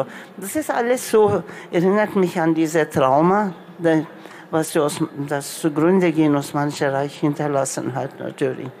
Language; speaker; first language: German; non-native, local second language; Turkish